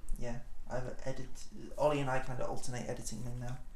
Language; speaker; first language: English; native; English